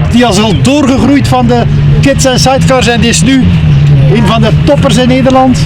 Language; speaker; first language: Dutch; native; Dutch